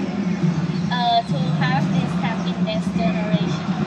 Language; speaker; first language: English; non-native, learner; Thai